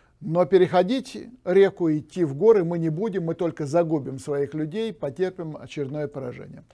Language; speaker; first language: Russian; native; Russian